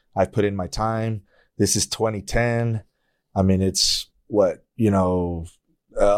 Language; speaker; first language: English; native; English